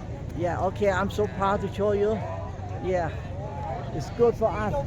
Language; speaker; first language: English; non-native, learner; Thai